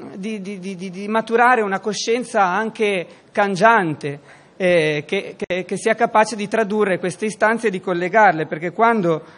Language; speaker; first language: Italian; native; Italian